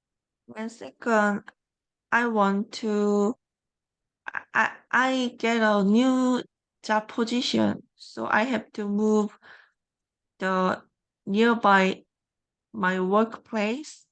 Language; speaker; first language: English; non-native, learner; Korean